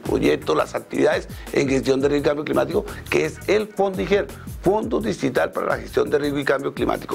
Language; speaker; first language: Spanish; native; Spanish